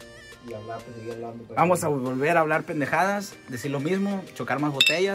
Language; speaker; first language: Spanish; native; Spanish